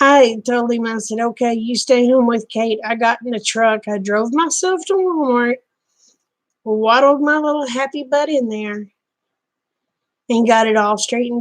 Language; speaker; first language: English; native; English